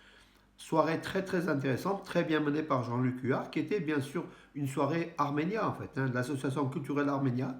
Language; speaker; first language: French; native; French